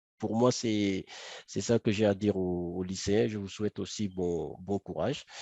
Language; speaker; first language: French; non-native, local second language; Wolof